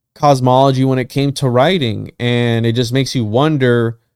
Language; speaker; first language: English; non-native, fluent; Spanish